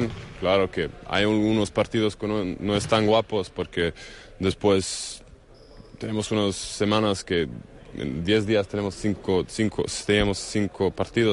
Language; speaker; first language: Spanish; non-native, fluent; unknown